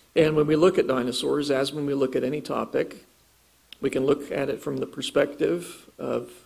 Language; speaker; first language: English; native; English